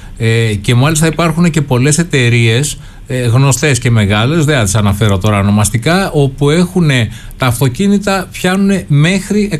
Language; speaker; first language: Greek; native; Greek